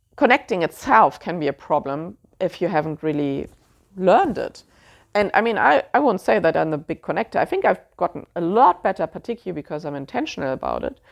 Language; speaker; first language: English; non-native, fluent; German